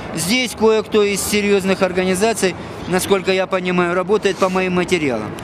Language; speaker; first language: Russian; native; Russian